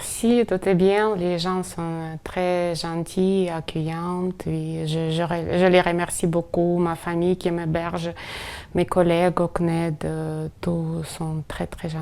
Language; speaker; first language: French; non-native, fluent; Ukrainian